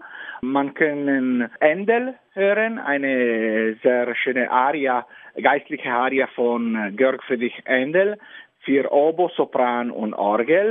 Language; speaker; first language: German; non-native, fluent; Italian